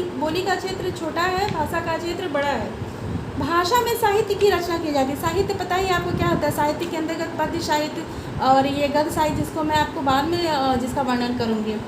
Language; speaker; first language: Hindi; native; Hindi